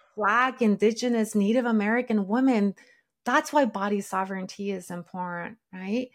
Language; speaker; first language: English; early bilingual, other home language; Spanish